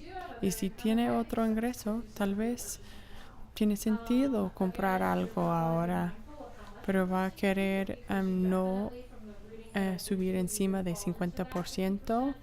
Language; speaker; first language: Spanish; non-native, fluent; English